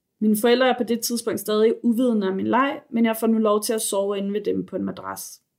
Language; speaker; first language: Danish; native; Danish